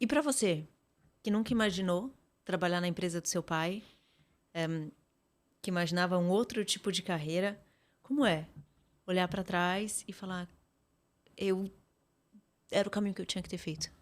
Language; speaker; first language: Portuguese; native; Portuguese